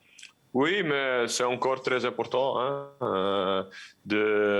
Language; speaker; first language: French; non-native, local second language; Dutch